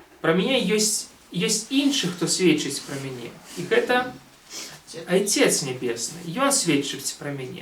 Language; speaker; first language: Belarusian; non-native, local second language; Russian